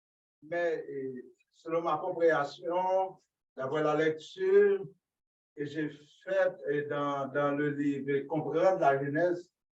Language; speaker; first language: French; non-native, local second language; Haitian Creole